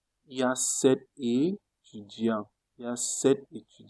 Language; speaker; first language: French; non-native, fluent; Italian